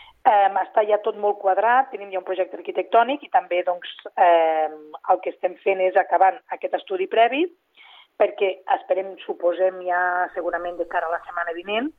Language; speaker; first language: Catalan; native; Catalan